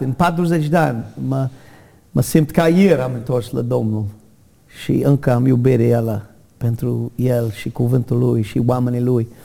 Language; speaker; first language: Romanian; non-native, learner; English